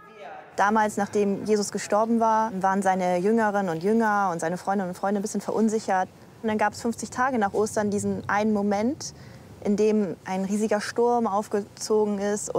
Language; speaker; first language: German; native; German